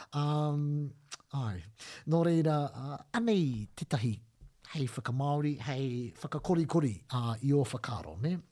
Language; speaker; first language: Māori; non-native, local second language; English